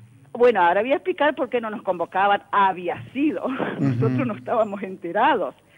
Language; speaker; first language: Spanish; native; Spanish